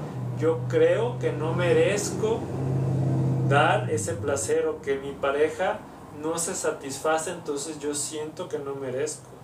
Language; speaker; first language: Spanish; native; Spanish